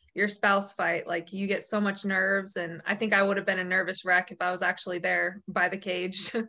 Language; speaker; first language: English; native; English